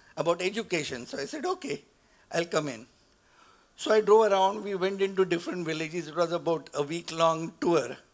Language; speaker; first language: English; non-native, local second language; Marathi